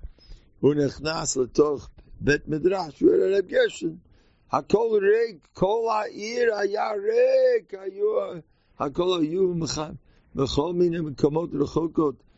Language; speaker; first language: Hebrew; non-native, fluent; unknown